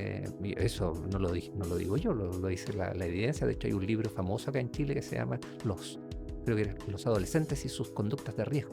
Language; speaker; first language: Spanish; native; Spanish